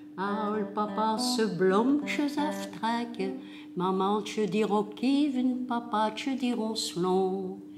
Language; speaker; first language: Dutch; non-native, local second language; French